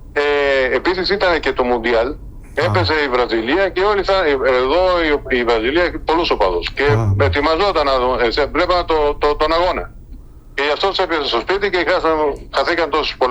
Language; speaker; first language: Greek; early bilingual, heritage; Spanish